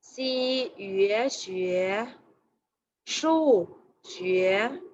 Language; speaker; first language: Chinese; non-native, fluent; Thai